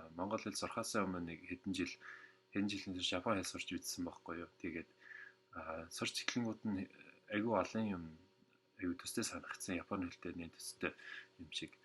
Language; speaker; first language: Mongolian; non-native, fluent; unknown